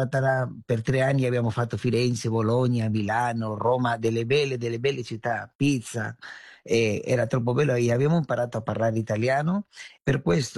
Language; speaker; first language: Italian; non-native, learner; Spanish